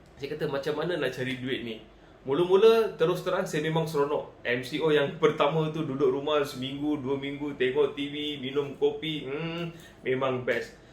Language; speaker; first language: Malay; non-native, local second language; Tamil